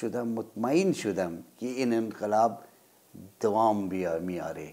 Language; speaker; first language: Persian; non-native, fluent; Urdu